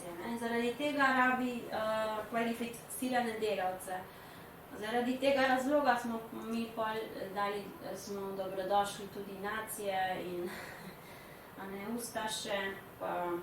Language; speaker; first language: Slovenian; early bilingual, heritage; Spanish